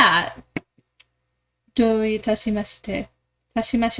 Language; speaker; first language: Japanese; non-native, learner; English